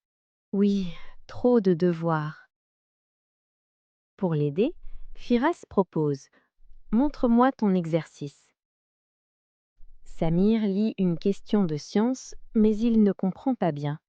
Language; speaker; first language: French; non-native, local second language; Arabic